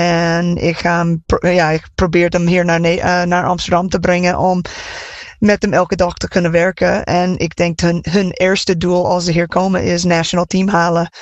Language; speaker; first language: Dutch; non-native, fluent; English